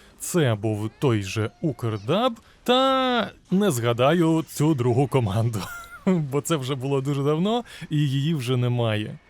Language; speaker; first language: Ukrainian; non-native, local second language; Russian